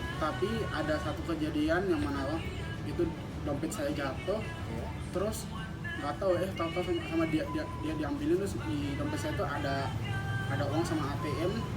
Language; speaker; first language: Indonesian; non-native, fluent; Thai